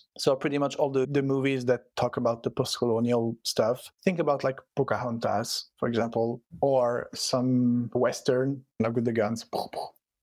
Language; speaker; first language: English; non-native, fluent; French